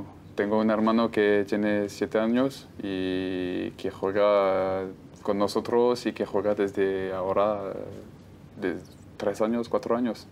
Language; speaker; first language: Spanish; non-native, fluent; French